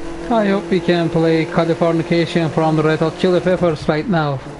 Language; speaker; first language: English; non-native, fluent; Turkish